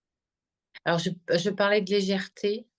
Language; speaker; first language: French; native; French